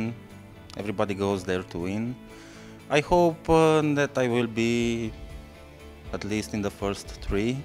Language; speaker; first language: English; non-native, learner; Romanian